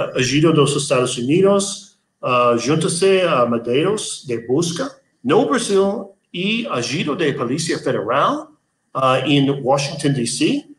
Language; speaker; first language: Portuguese; non-native, learner; English